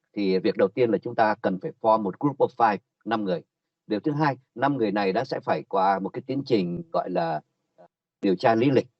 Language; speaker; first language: Vietnamese; native; Vietnamese